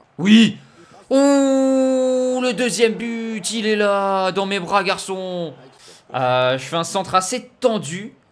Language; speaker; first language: French; native; French